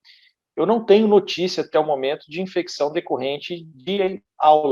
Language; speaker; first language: Portuguese; native; Portuguese